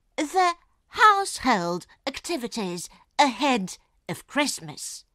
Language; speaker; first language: English; non-native, fluent; Romanian